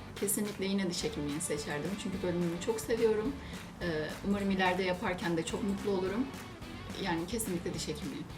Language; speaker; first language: Turkish; native; Turkish